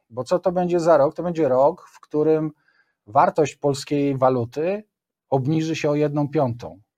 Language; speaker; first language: Polish; native; Polish